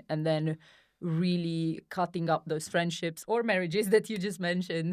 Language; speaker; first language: English; non-native, fluent; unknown